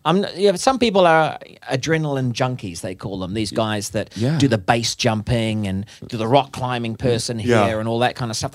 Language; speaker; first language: English; native; English